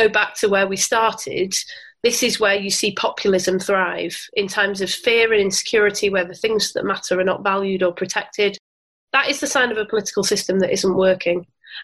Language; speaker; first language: English; native; English